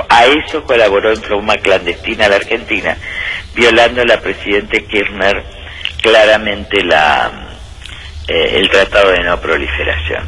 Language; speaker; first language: Spanish; native; Spanish